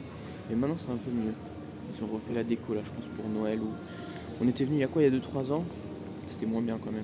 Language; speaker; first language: French; native; French